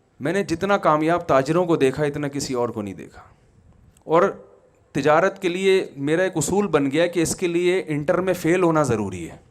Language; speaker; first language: Urdu; native; Urdu